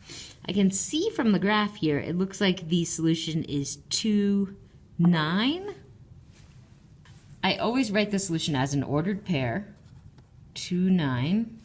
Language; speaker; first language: English; native; English